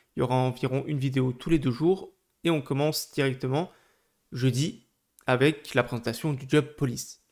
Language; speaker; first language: French; native; French